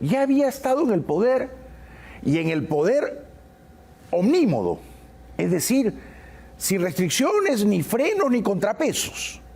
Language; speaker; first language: Spanish; native; Spanish